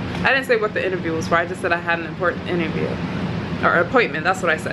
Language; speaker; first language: English; native; English